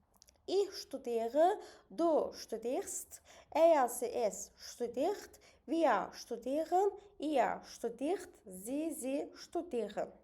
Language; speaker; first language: German; non-native, fluent; Azerbaijani